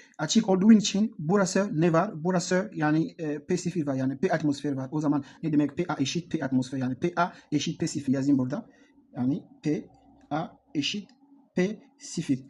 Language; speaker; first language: Turkish; non-native, learner; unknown